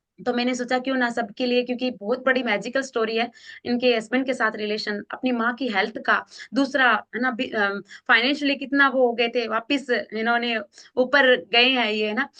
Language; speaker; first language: Hindi; native; Hindi